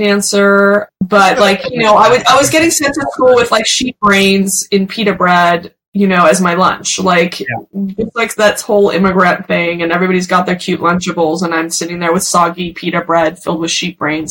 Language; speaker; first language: English; early bilingual, other home language; Persian